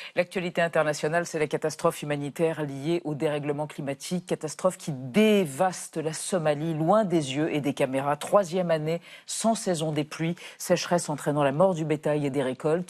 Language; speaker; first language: French; native; French